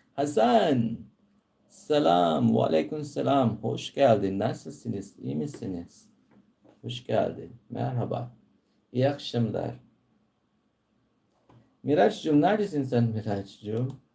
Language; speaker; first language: Turkish; non-native, learner; Filipino